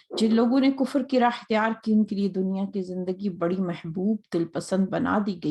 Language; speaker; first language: Urdu; native; Urdu